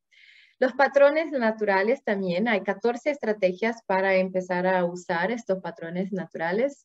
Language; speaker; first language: Spanish; non-native, fluent; Portuguese